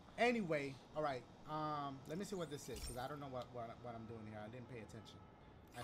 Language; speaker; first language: English; early bilingual, other home language; Spanish